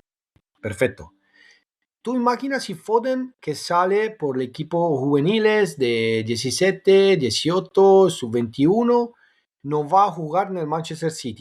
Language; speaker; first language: Spanish; non-native, fluent; Italian